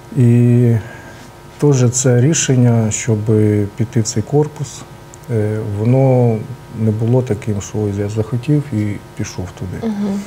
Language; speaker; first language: Ukrainian; non-native, local second language; Russian